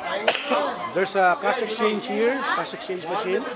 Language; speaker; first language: English; non-native, local second language; Filipino